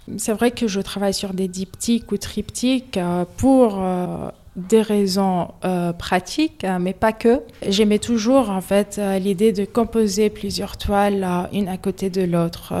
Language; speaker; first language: French; non-native, fluent; Arabic